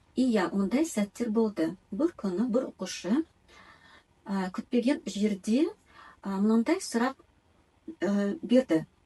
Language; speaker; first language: Kazakh; non-native, local second language; Tatar